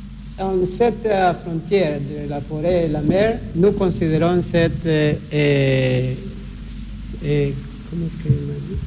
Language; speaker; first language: French; non-native, learner; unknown